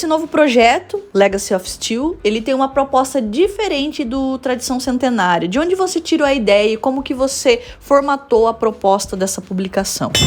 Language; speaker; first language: Portuguese; native; Portuguese